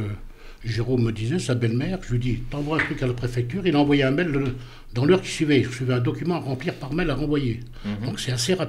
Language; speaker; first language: French; native; French